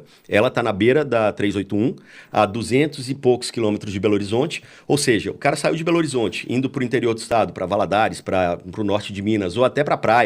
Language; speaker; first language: Portuguese; native; Portuguese